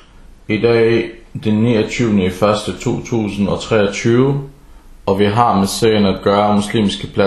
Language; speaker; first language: Danish; non-native, fluent; Arabic